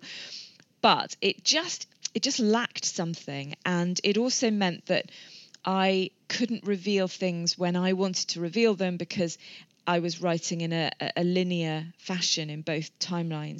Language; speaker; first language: English; native; English